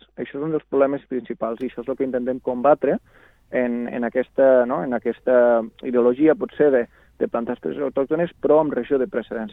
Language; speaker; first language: Catalan; native; Catalan